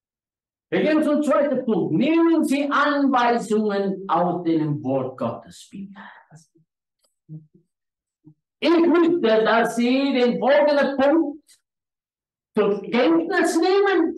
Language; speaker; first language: German; non-native, learner; Afrikaans